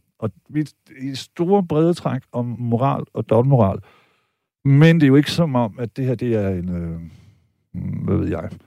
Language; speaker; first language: Danish; native; Danish